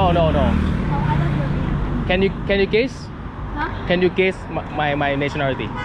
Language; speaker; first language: English; non-native, learner; Thai